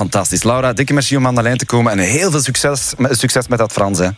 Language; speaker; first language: Dutch; native; Dutch